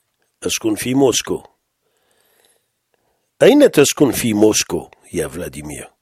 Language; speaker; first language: Arabic; non-native, fluent; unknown